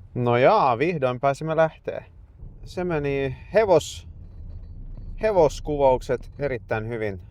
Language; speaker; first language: Finnish; non-native, fluent; Swedish